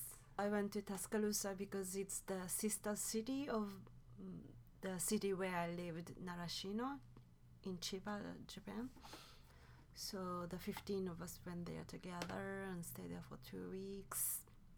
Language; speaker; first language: English; non-native, fluent; Japanese